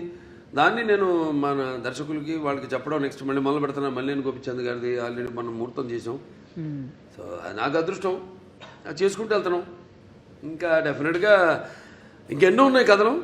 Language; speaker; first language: Telugu; native; Telugu